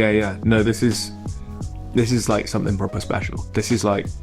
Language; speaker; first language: English; native; English